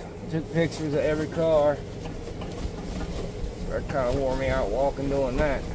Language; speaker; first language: English; native; English